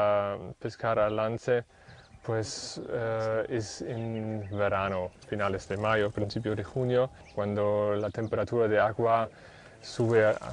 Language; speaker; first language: Spanish; non-native, fluent; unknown